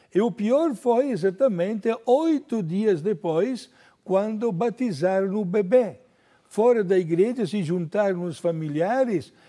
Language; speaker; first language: Portuguese; non-native, fluent; Italian